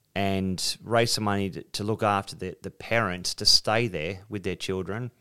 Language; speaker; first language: English; native; English